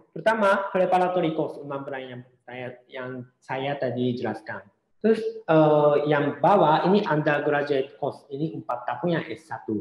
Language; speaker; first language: Indonesian; non-native, fluent; Japanese